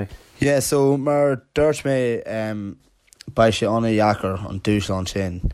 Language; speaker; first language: Irish; non-native, local second language; English